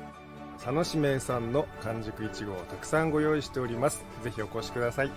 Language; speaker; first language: Japanese; native; Japanese